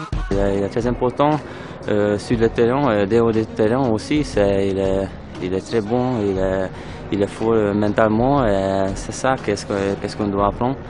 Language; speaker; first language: French; non-native, fluent; Hungarian